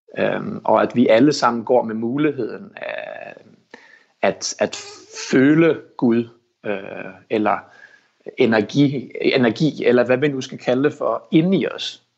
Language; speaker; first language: Danish; early bilingual, heritage; Danish